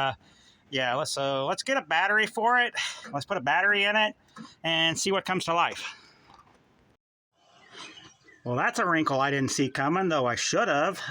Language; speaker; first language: English; native; English